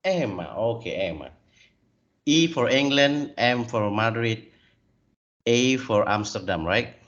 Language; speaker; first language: English; non-native, learner; Indonesian